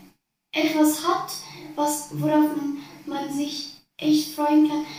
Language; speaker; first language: German; early bilingual, other home language; Arabic